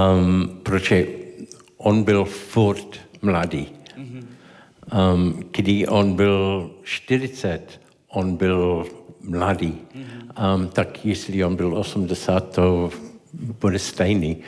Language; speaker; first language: Czech; non-native, learner; English